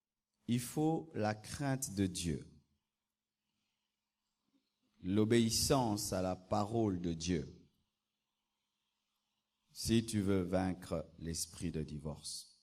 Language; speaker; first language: French; non-native, local second language; Lingala